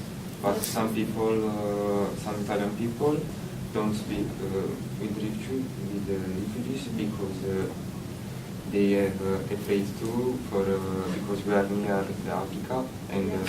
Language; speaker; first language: English; non-native, learner; Italian